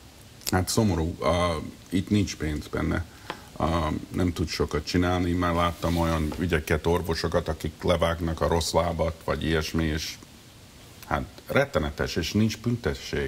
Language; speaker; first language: Hungarian; early bilingual, heritage; Hungarian